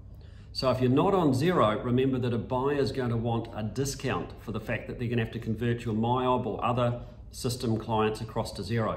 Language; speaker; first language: English; native; English